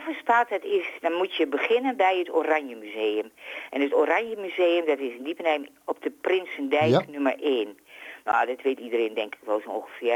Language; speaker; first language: Dutch; native; Dutch